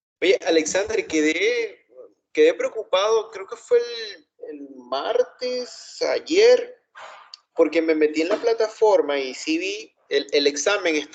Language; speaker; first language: Spanish; native; Spanish